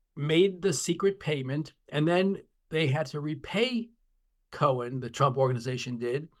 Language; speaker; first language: English; native; English